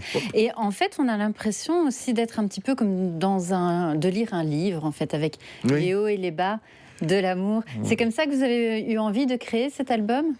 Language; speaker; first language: French; native; French